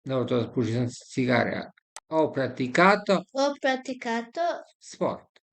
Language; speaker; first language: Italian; non-native, fluent; Serbian